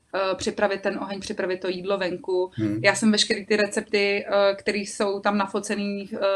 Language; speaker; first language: Czech; native; Czech